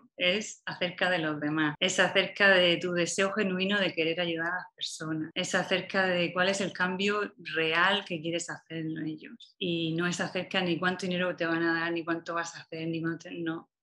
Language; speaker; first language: Spanish; native; Spanish